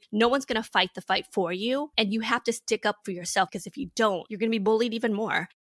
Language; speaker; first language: English; early bilingual, other home language; Chinese